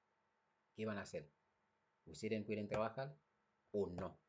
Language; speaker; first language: Spanish; non-native, fluent; Haitian Creole